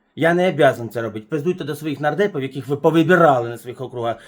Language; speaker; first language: Ukrainian; native; Ukrainian